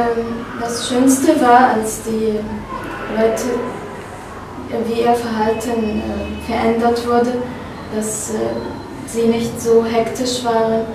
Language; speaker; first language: German; non-native, fluent; Arabic